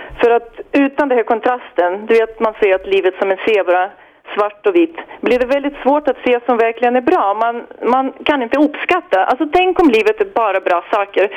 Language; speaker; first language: Swedish; non-native, fluent; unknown